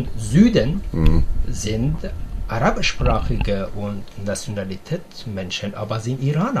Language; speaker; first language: German; non-native, learner; Persian